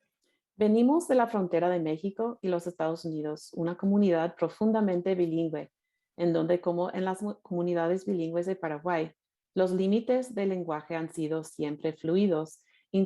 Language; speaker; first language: Spanish; non-native, fluent; English